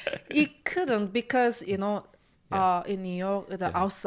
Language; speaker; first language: English; non-native, learner; Korean